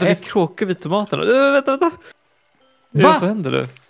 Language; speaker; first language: Swedish; native; Swedish